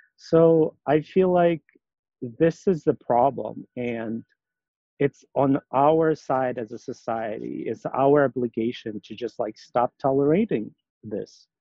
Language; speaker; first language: English; non-native, fluent; Russian